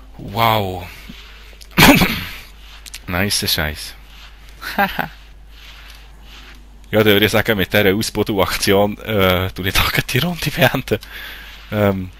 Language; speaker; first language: German; native; German